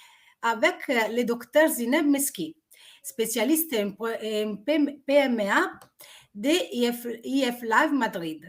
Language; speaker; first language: French; non-native, fluent; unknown